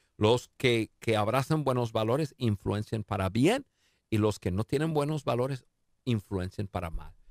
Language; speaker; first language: Spanish; non-native, fluent; English